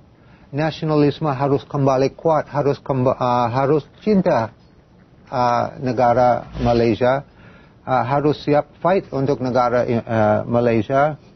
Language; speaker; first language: Indonesian; non-native, fluent; English